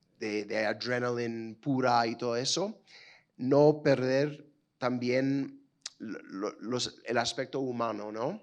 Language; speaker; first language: Spanish; non-native, fluent; English